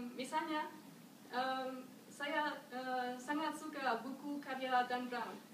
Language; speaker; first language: Indonesian; non-native, learner; German